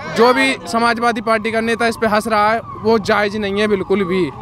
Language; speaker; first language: Hindi; native; Hindi